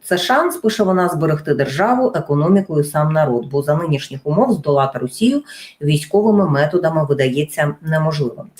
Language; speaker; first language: Ukrainian; native; Ukrainian